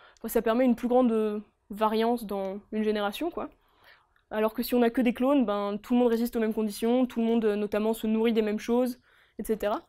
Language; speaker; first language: French; native; French